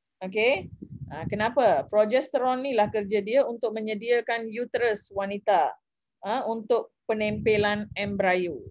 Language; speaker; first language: Malay; non-native, local second language; Tamil